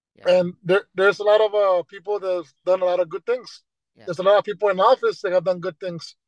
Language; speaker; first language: English; native; English